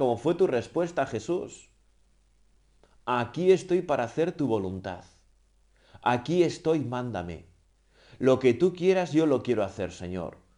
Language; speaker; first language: Spanish; native; Spanish